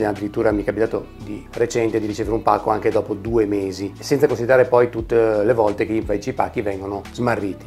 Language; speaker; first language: Italian; native; Italian